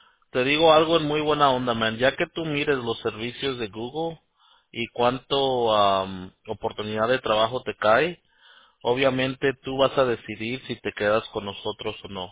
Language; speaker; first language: Spanish; native; Spanish